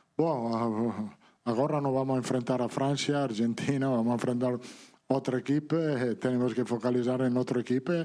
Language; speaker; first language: Portuguese; non-native, learner; Italian